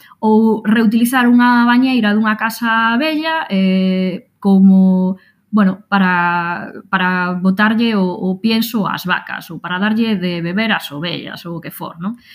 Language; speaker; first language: Galician; non-native, local second language; Spanish